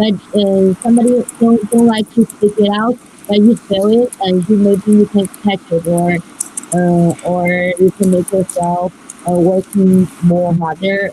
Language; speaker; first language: English; non-native, learner; Chinese